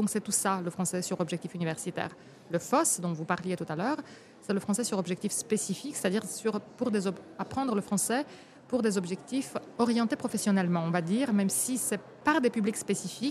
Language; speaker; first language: French; non-native, fluent; Romanian